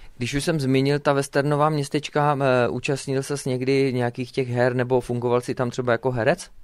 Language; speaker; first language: Czech; native; Czech